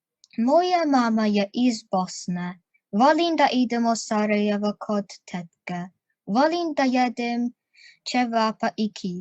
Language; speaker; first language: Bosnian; early bilingual, heritage; Bosnian